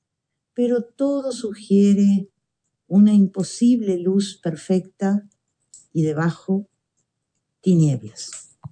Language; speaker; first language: Spanish; native; Spanish